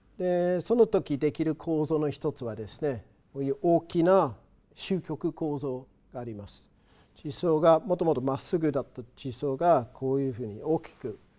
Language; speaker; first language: Japanese; non-native, fluent; English